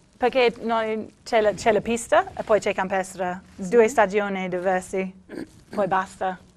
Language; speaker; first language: Italian; non-native, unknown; English